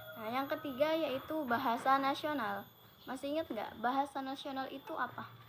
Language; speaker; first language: Indonesian; non-native, local second language; Javanese